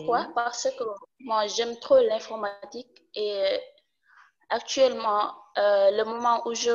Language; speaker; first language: French; non-native, local second language; Wolof